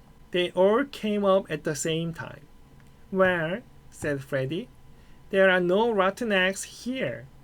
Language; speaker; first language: English; non-native, fluent; Korean